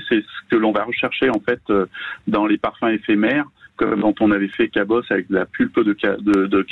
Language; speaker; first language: French; native; French